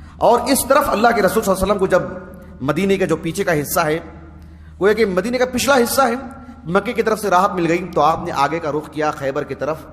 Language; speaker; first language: Urdu; native; Urdu